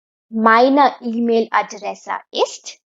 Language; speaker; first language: German; non-native, fluent; Hindi